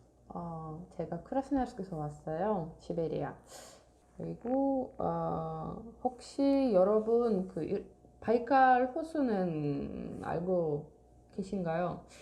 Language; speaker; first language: Korean; non-native, fluent; Russian